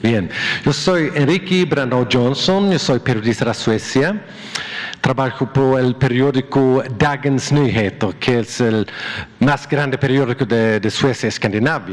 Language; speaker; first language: Spanish; non-native, fluent; Swedish